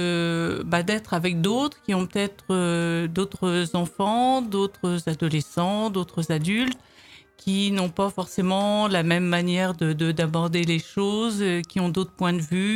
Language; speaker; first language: French; native; French